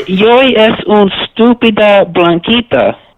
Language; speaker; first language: Spanish; non-native, learner; English